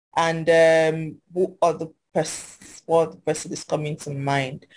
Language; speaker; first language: English; non-native, local second language; Yoruba